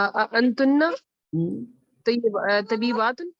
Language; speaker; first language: Arabic; non-native, learner; Urdu